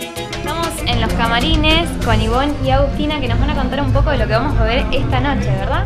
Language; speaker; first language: Spanish; native; Spanish